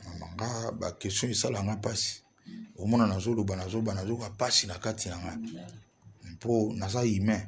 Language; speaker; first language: Lingala; native; Lingala